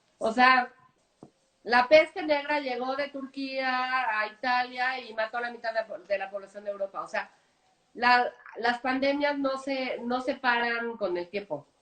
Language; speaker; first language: Spanish; native; Spanish